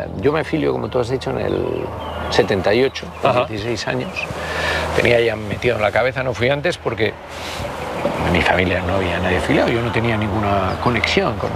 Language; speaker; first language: Spanish; native; Spanish